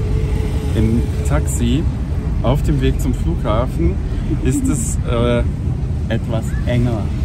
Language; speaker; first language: German; native; German